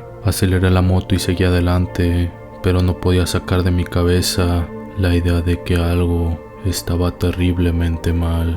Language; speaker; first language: Spanish; native; Spanish